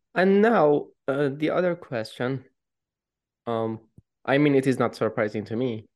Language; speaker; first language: English; non-native, fluent; Persian